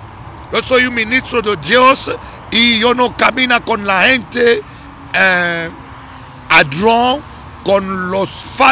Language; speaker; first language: Spanish; non-native, learner; Lingala